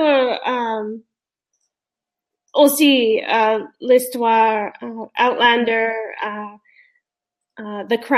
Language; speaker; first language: French; non-native, learner; English